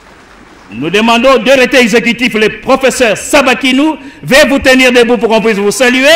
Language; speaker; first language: French; non-native, local second language; Lingala